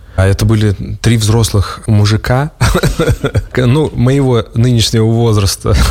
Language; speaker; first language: Russian; native; Russian